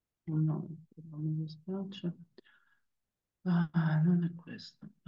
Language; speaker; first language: Italian; non-native, fluent; Russian